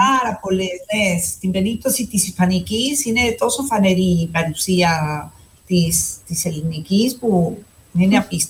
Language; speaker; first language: Greek; non-native, fluent; Spanish